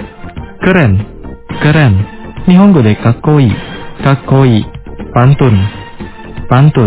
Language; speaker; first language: Japanese; non-native, fluent; Indonesian